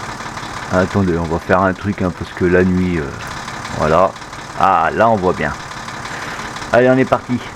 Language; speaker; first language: French; native; French